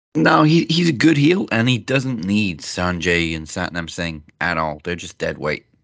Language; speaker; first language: English; native; English